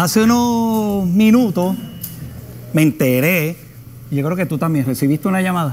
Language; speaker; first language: Spanish; native; Spanish